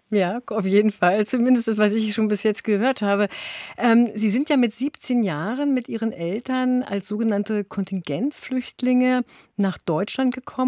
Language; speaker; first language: German; native; German